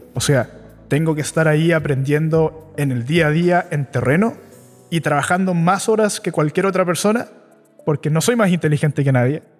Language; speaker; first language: Spanish; native; Spanish